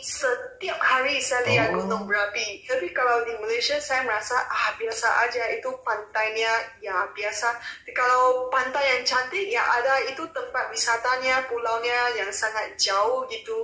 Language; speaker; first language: Indonesian; non-native, local second language; Malay